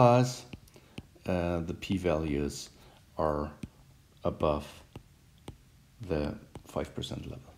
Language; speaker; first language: English; non-native, fluent; German